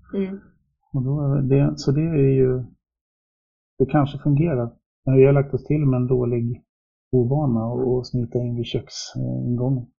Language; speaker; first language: Swedish; native; Swedish